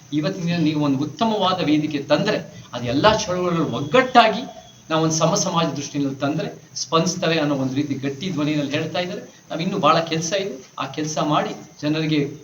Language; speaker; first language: Kannada; early bilingual, heritage; Kannada